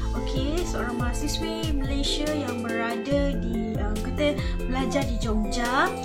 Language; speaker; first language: Malay; native; Malay